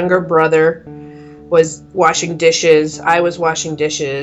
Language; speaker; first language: English; native; English